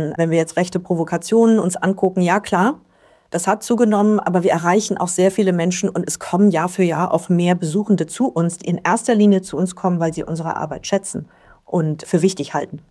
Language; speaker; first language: German; native; German